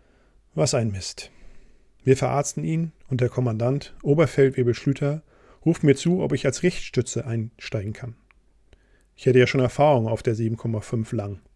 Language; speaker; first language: German; native; German